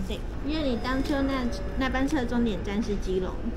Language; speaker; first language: Chinese; native; Chinese